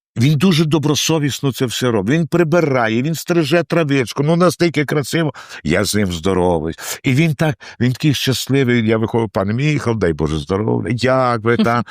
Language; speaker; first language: Ukrainian; native; Ukrainian